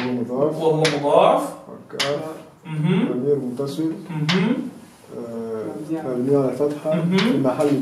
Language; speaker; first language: Arabic; non-native, learner; French